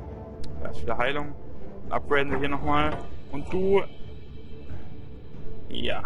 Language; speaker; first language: German; native; German